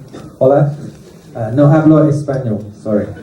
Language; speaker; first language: Spanish; non-native, learner; English